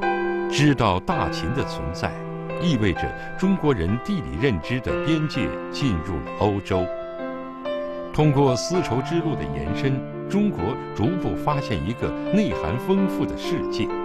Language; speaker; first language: Chinese; native; Chinese